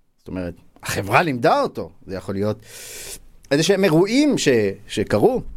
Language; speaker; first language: Hebrew; native; Hebrew